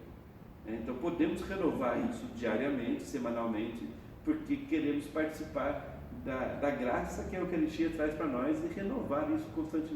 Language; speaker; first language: Portuguese; native; Portuguese